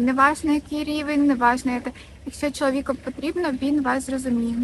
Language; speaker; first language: Ukrainian; non-native, local second language; Russian